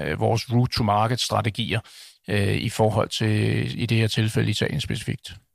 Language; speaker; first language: Danish; native; Danish